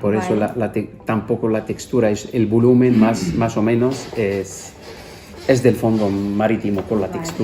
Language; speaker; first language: Spanish; non-native, fluent; Arabic